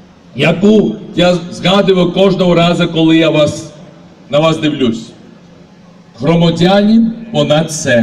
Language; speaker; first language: Ukrainian; non-native, fluent; Georgian